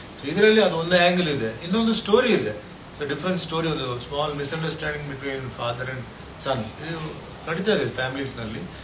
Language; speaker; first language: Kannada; non-native, local second language; Tulu